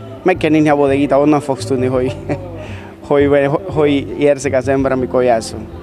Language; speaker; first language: Hungarian; non-native, learner; Spanish